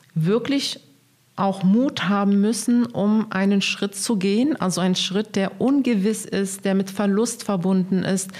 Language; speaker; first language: German; non-native, fluent; Arabic